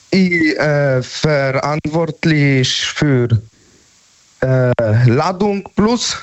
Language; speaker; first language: German; non-native, learner; Polish